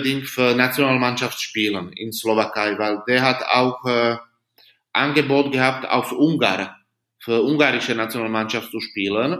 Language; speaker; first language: German; non-native, fluent; Slovak